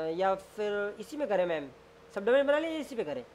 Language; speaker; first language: Hindi; native; Hindi